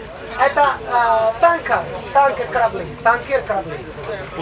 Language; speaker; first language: Russian; non-native, learner; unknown